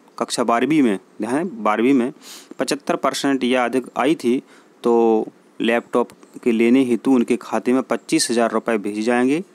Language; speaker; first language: Hindi; native; Hindi